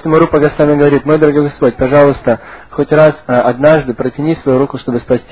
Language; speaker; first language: Russian; native; Russian